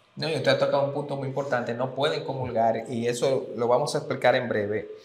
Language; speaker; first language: Spanish; native; Spanish